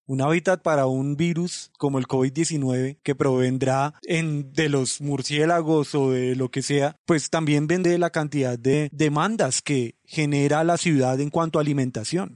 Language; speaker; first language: Spanish; native; Spanish